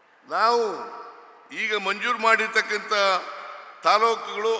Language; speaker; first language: Kannada; native; Kannada